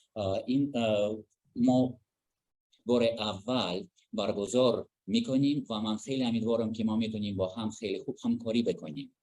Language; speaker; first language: Persian; non-native, learner; Russian